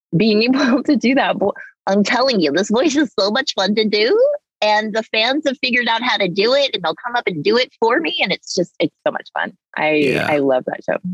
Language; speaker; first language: English; early bilingual, other home language; Spanish